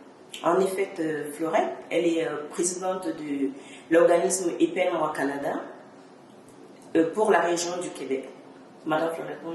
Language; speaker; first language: French; native; French